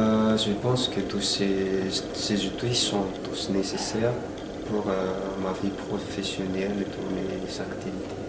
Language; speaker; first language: French; non-native, local second language; Malagasy